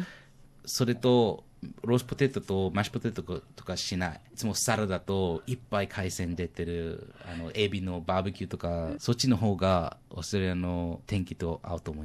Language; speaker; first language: Japanese; non-native, learner; English